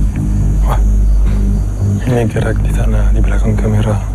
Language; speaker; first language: Indonesian; non-native, fluent; English